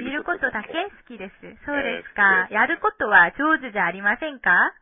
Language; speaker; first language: Japanese; non-native, fluent; Korean